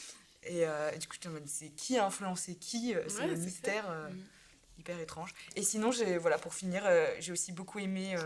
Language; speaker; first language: French; native; French